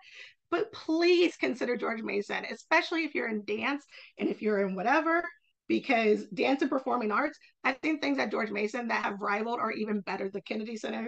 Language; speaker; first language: English; native; English